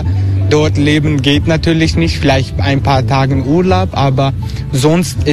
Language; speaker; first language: German; non-native, learner; Turkish